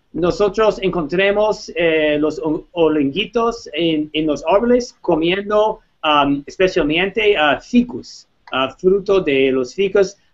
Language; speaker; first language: Spanish; non-native, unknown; English